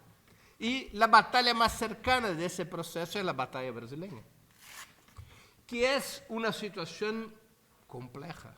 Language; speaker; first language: Spanish; non-native, fluent; Portuguese